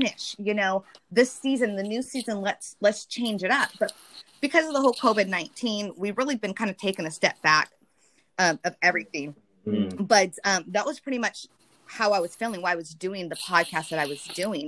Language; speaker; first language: English; native; English